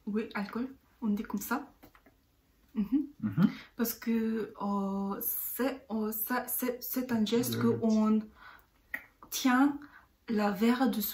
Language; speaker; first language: French; non-native, learner; Korean